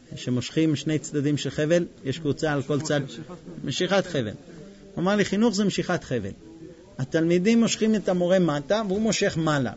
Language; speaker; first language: Hebrew; non-native, fluent; English